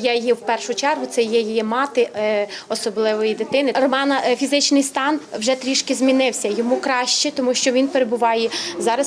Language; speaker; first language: Ukrainian; native; Ukrainian